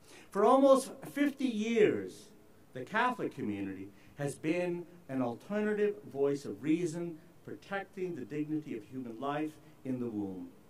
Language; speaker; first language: English; early bilingual, other home language; Spanish